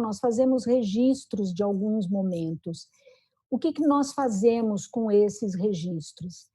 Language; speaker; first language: Portuguese; native; Portuguese